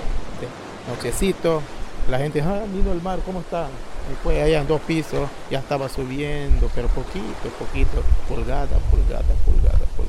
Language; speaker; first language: Spanish; non-native, local second language; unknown